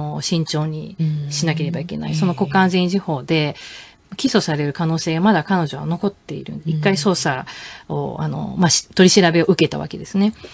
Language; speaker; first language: Japanese; native; Japanese